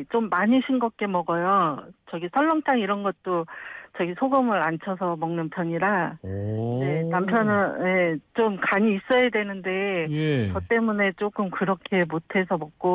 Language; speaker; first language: Korean; native; Korean